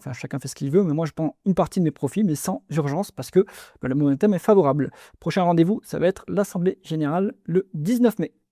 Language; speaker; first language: French; native; French